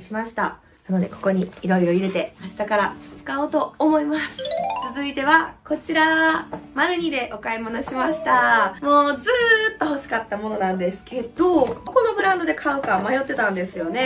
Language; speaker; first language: Japanese; native; Japanese